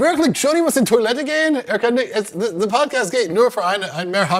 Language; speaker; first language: German; non-native, learner; English